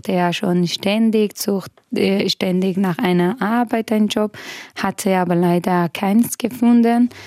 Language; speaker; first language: German; non-native, fluent; Persian